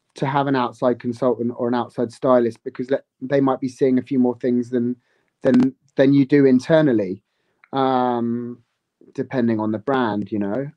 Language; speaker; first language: English; native; English